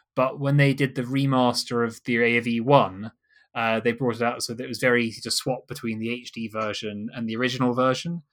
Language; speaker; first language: English; native; English